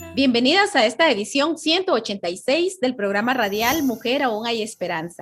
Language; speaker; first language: Spanish; native; Spanish